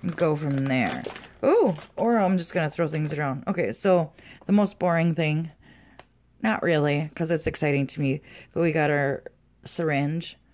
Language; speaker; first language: English; native; English